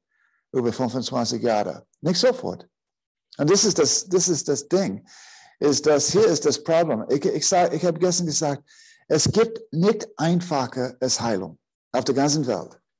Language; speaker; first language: German; non-native, fluent; English